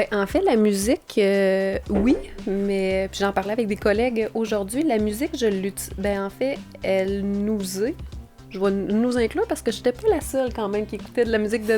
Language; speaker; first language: French; native; French